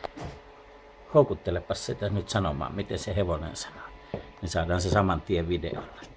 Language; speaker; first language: Finnish; native; Finnish